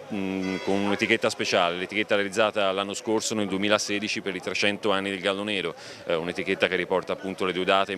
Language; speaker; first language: Italian; native; Italian